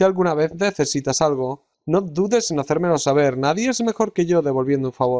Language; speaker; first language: Spanish; native; Spanish